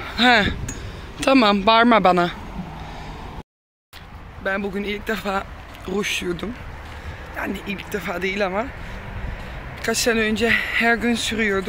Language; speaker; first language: Turkish; non-native, learner; Dutch